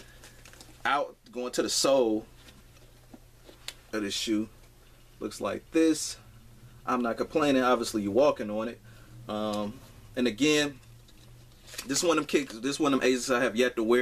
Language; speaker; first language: English; native; English